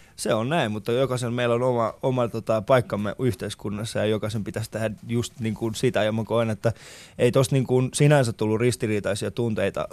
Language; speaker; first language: Finnish; early bilingual, other home language; Persian